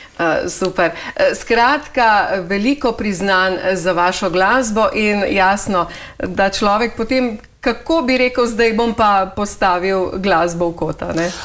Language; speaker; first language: Slovenian; native; Slovenian